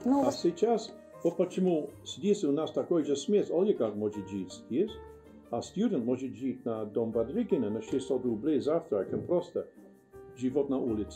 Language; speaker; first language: Russian; non-native, learner; English